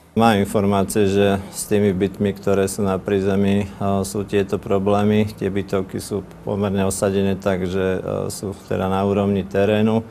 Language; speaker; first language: Slovak; native; Slovak